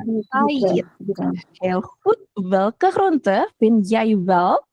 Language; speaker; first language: Dutch; non-native, fluent; Indonesian